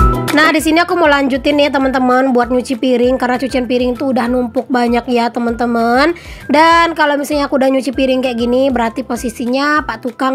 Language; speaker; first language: Indonesian; native; Indonesian